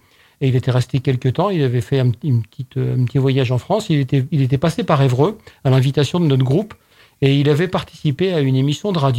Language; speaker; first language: French; native; French